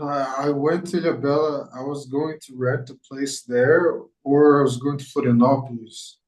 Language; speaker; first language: English; non-native, fluent; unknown